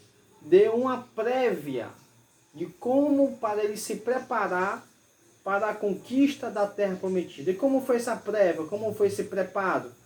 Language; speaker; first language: Portuguese; native; Portuguese